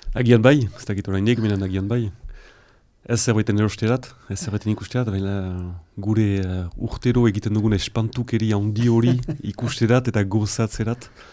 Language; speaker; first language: Basque; native; Basque